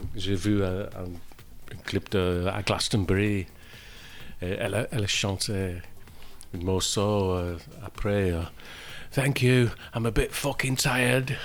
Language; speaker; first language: French; non-native, learner; English